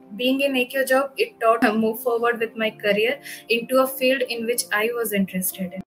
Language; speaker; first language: English; non-native, local second language; Odia